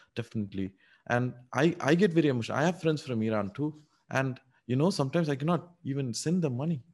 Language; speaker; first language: English; non-native, local second language; Tamil